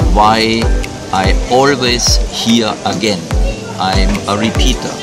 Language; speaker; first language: English; non-native, fluent; German